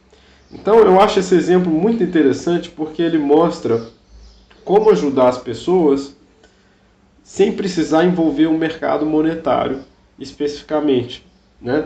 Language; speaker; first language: Portuguese; native; Portuguese